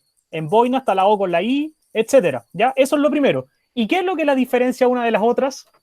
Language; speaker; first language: Spanish; native; Spanish